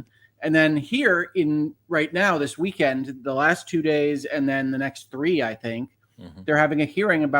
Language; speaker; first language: English; native; English